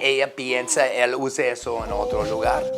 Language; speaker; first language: Spanish; non-native, learner; English